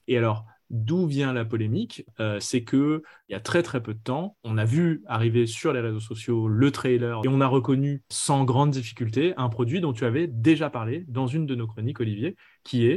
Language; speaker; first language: French; native; French